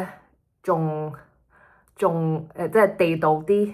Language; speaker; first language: Cantonese; early bilingual, heritage; Cantonese